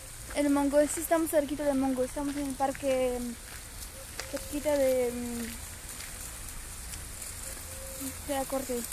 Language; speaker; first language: Spanish; non-native, fluent; Bulgarian